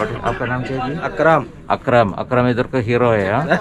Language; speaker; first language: Hindi; non-native, local second language; Malayalam